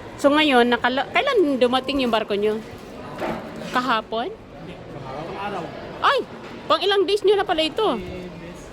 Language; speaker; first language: Filipino; non-native, local second language; Waray